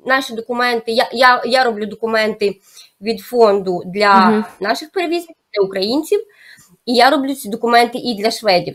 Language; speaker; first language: Ukrainian; native; Ukrainian